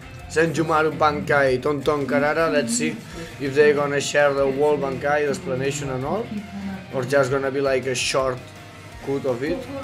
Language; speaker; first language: English; non-native, fluent; Spanish